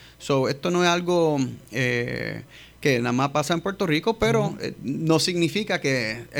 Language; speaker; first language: Spanish; early bilingual, heritage; English